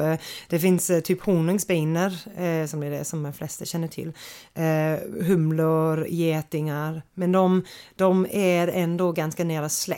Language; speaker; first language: Swedish; non-native, fluent; English